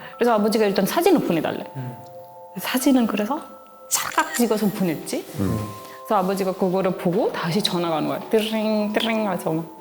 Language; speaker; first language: Korean; non-native, fluent; Hindi